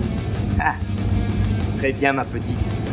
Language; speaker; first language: French; non-native, fluent; Spanish